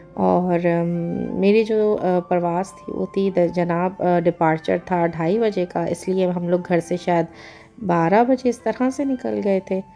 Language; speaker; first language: Urdu; native; Urdu